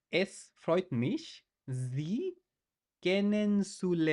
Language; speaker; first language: German; non-native, learner; Bangla